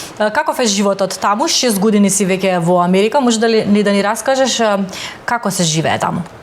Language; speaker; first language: Macedonian; native; Macedonian